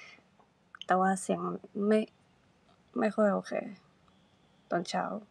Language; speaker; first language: Thai; non-native, learner; Japanese